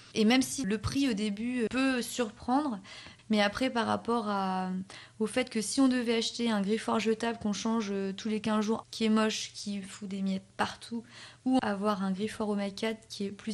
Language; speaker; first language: French; native; French